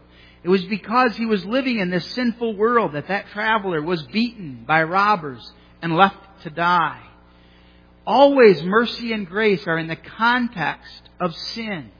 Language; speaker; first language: English; native; English